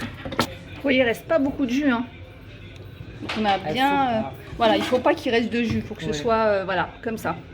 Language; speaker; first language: French; native; French